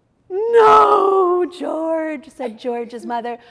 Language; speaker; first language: English; native; English